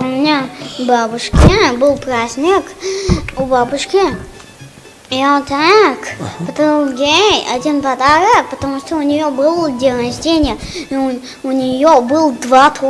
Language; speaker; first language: Russian; non-native, local second language; Tajik